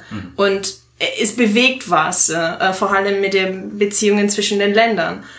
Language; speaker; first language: German; non-native, fluent; Italian